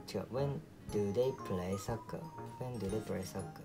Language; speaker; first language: English; non-native, learner; Japanese